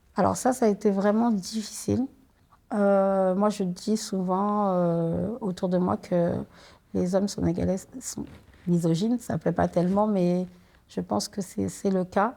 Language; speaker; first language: French; native; French